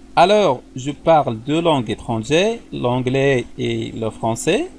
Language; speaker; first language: French; non-native, local second language; Arabic